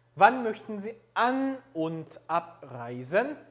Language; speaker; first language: German; non-native, fluent; Korean